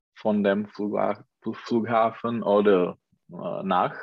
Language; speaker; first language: German; non-native, learner; Czech